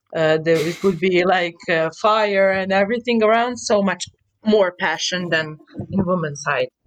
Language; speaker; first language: English; non-native, fluent; Serbian